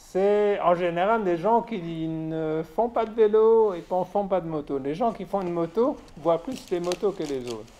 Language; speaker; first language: French; native; French